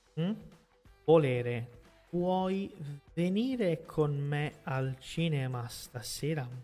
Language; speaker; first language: Italian; non-native, fluent; Portuguese